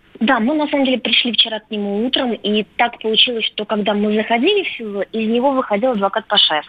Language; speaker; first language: Russian; native; Russian